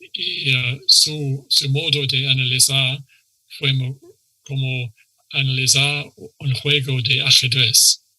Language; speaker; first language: Spanish; non-native, fluent; English